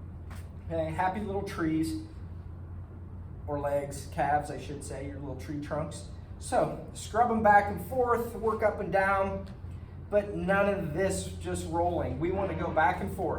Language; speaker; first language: English; native; English